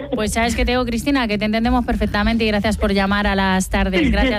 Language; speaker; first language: Spanish; native; Spanish